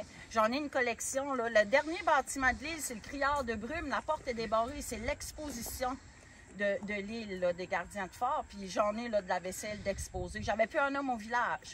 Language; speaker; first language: French; native; French